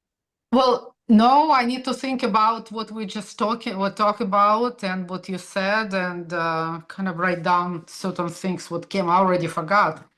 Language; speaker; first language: English; non-native, fluent; Russian